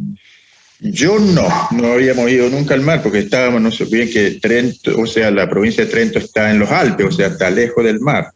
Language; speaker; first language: Spanish; early bilingual, other home language; Italian